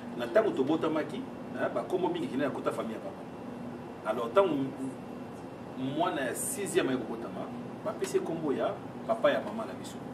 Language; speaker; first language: Lingala; non-native, local second language; Kongo